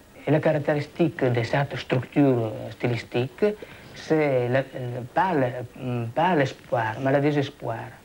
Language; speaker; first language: French; non-native, fluent; Italian